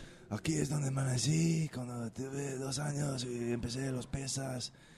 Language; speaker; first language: Spanish; non-native, learner; English